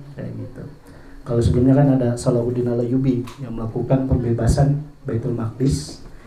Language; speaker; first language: Indonesian; non-native, local second language; Madurese